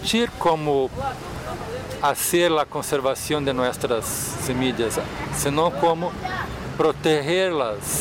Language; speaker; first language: Spanish; non-native, fluent; Portuguese